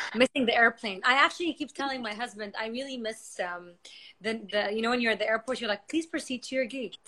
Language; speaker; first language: English; non-native, fluent; Arabic